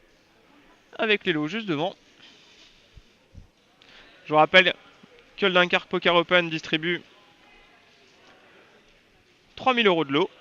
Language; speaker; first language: French; native; French